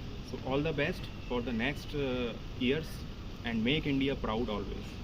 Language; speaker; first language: English; non-native, local second language; Telugu